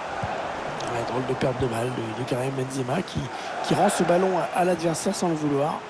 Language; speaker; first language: French; native; French